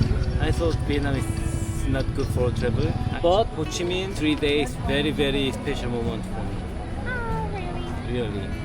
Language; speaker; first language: English; non-native, learner; Korean